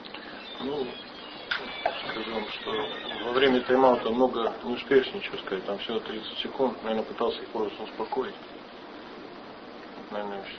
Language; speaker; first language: Russian; native; Russian